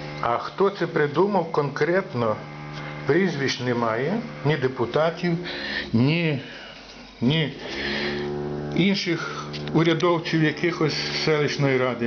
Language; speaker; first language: Ukrainian; native; Ukrainian